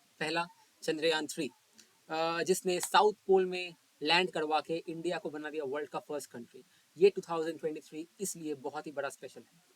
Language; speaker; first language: Hindi; non-native, local second language; Bangla